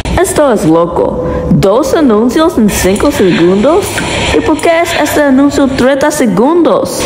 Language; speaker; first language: Spanish; non-native, learner; English